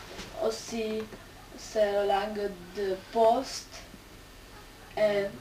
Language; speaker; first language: French; non-native, learner; Czech